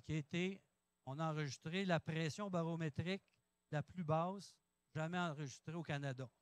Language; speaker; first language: French; native; French